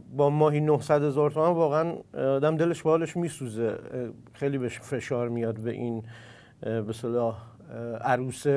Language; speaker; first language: Persian; non-native, local second language; Central Kurdish